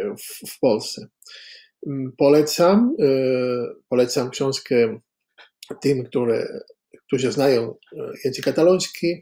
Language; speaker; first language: Polish; non-native, fluent; Catalan